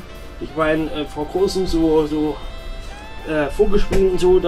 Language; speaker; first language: German; native; German